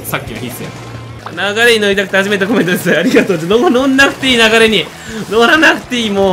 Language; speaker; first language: Japanese; native; Japanese